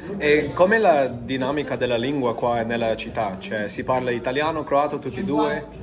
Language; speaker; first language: Italian; non-native, fluent; English